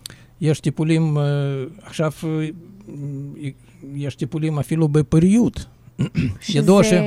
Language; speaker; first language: Hebrew; non-native, fluent; Russian